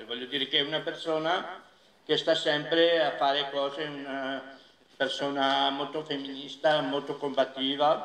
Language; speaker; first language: Italian; non-native, fluent; Catalan